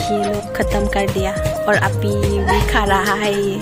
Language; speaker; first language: Hindi; non-native, local second language; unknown